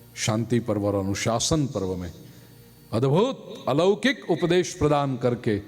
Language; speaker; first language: Hindi; non-native, local second language; Gujarati